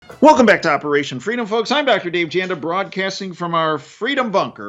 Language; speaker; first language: English; native; English